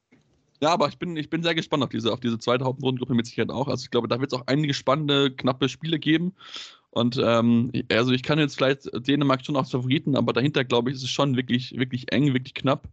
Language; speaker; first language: German; native; German